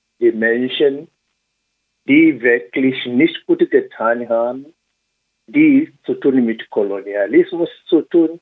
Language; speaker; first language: German; non-native, learner; Swahili